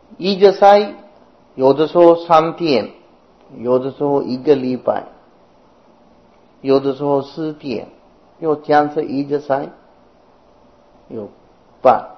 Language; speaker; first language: Chinese; non-native, fluent; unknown